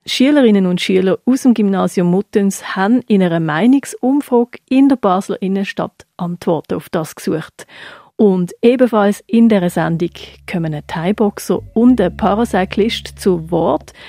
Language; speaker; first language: German; native; German